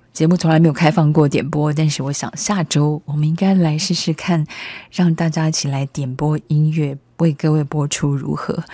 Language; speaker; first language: Chinese; native; Chinese